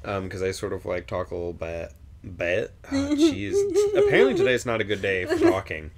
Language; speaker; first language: English; native; English